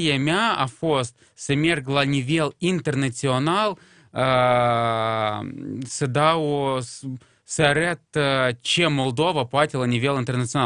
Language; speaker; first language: Romanian; non-native, local second language; Russian